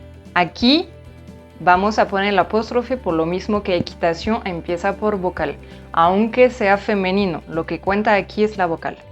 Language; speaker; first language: Spanish; non-native, fluent; French